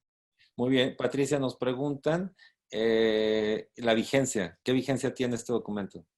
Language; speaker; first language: Spanish; native; Spanish